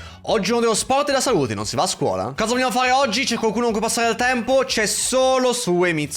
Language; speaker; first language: Italian; native; Italian